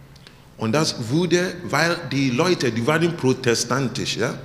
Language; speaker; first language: German; non-native, learner; English